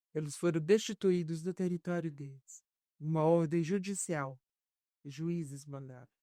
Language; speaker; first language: Portuguese; native; Portuguese